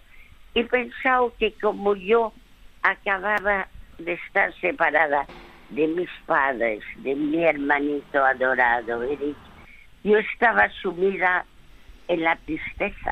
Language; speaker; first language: Spanish; early bilingual, other home language; French